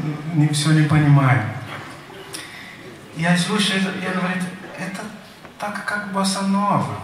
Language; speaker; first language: Russian; non-native, learner; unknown